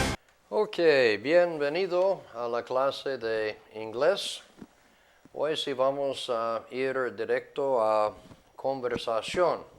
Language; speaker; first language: Spanish; non-native, fluent; English